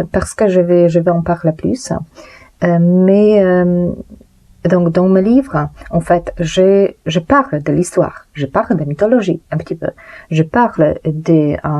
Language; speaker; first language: French; non-native, fluent; Polish